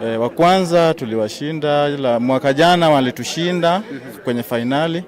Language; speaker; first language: Swahili; non-native, local second language; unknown